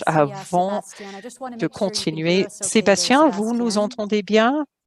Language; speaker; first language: French; non-native, local second language; English